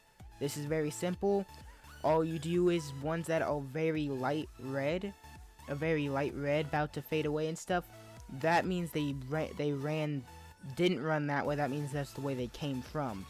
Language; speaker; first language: English; native; English